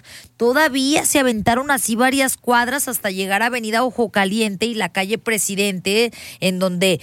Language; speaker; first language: Spanish; native; Spanish